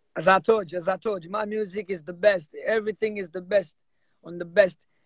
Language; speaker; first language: English; non-native, local second language; Swahili